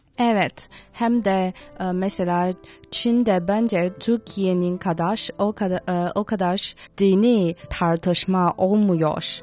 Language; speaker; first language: Turkish; non-native, fluent; Chinese